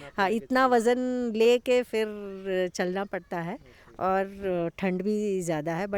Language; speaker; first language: Hindi; non-native, local second language; Kannada